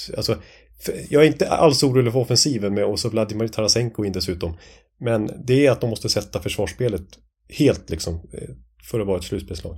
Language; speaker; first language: Swedish; native; Swedish